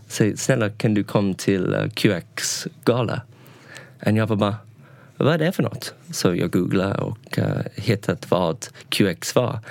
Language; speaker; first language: Swedish; non-native, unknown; English